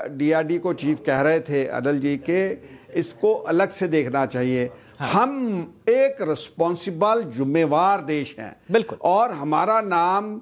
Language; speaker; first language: Hindi; non-native, local second language; Punjabi